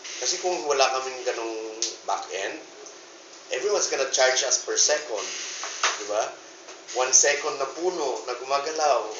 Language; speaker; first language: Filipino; non-native, local second language; Hiligaynon